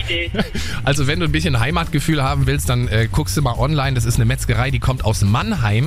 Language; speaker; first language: German; native; German